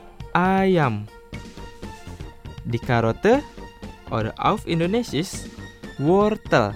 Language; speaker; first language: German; non-native, fluent; Indonesian